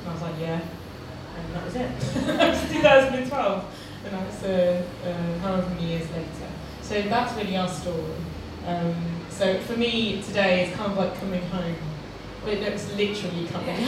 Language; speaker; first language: English; native; English